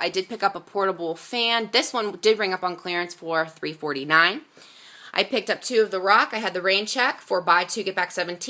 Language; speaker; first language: English; native; English